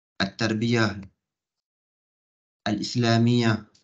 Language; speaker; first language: Arabic; non-native, learner; Malay